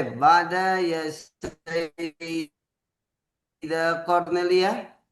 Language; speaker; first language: Arabic; non-native, fluent; Indonesian